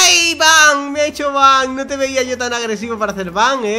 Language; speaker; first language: Spanish; native; Spanish